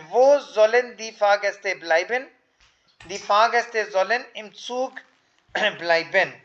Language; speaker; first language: German; non-native, fluent; Hindi